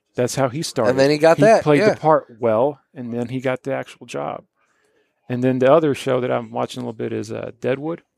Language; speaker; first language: English; early bilingual, other home language; Polish